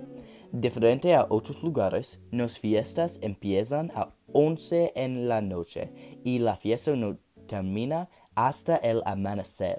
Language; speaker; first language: Spanish; non-native, learner; English